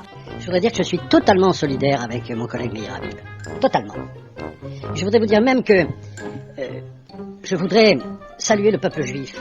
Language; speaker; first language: French; native; French